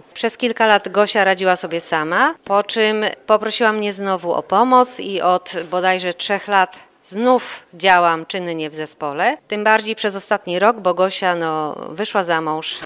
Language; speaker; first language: Polish; native; Polish